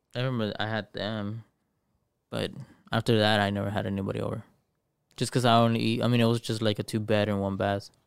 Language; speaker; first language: English; early bilingual, other home language; Spanish